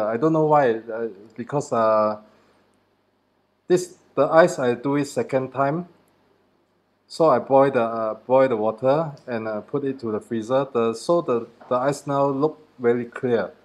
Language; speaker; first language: English; non-native, learner; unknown